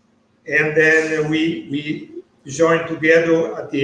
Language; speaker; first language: English; non-native, learner; Italian